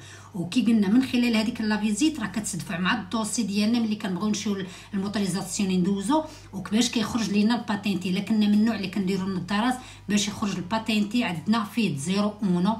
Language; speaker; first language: Arabic; native; Arabic